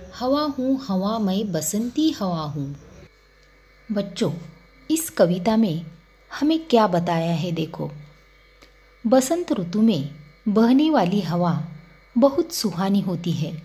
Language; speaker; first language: Hindi; non-native, local second language; Marathi